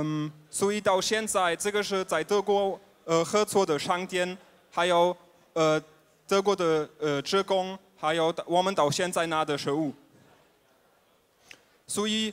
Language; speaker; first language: Chinese; non-native, fluent; German